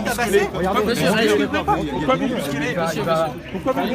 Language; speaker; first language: French; native; French